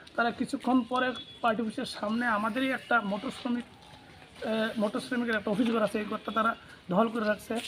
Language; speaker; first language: Bangla; native; Bangla